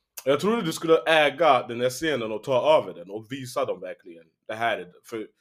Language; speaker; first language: Swedish; early bilingual, heritage; Swedish